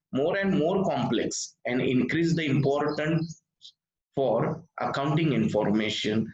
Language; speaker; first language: English; non-native, local second language; Marathi